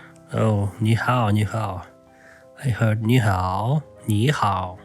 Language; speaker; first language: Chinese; non-native, learner; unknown